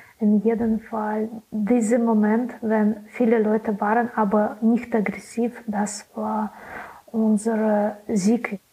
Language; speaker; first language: German; non-native, learner; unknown